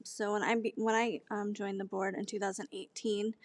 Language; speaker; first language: English; native; English